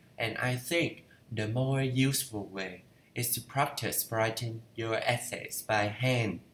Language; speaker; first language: English; non-native, fluent; Vietnamese